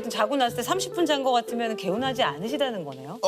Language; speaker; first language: Korean; native; Korean